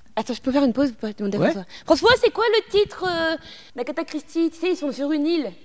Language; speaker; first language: French; native; French